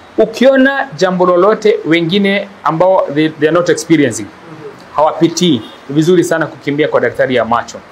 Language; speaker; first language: Swahili; non-native, local second language; Kikuyu